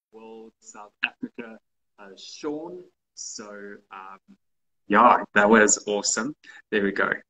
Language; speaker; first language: English; non-native, local second language; Afrikaans